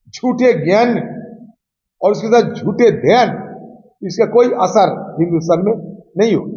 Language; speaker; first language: Hindi; non-native, local second language; Bangla